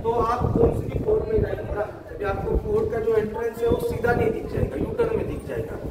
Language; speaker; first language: Hindi; non-native, local second language; Marathi